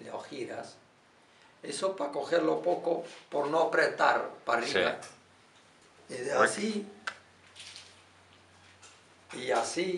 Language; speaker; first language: Spanish; non-native, learner; Arabic